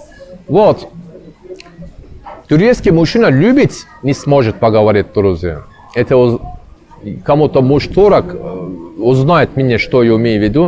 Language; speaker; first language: Russian; non-native, learner; Turkish